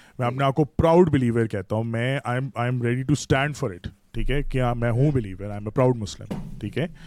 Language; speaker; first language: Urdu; native; Urdu